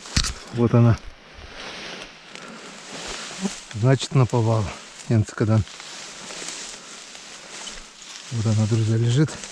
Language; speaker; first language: Russian; native; Russian